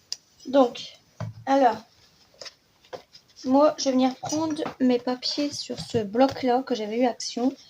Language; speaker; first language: French; native; French